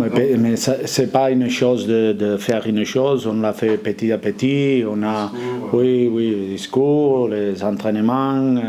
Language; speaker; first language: French; non-native, fluent; Spanish